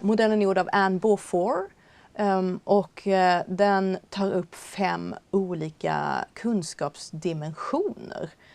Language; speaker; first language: Swedish; native; Swedish